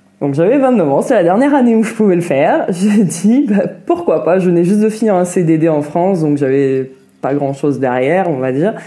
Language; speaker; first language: French; native; French